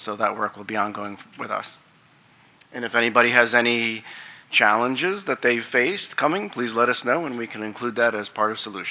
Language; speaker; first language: English; native; English